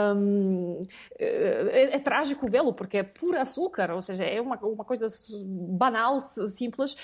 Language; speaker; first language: Portuguese; non-native, fluent; Russian